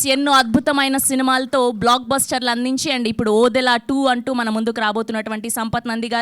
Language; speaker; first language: Telugu; native; Telugu